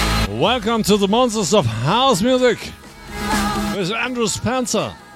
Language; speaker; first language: English; non-native, learner; German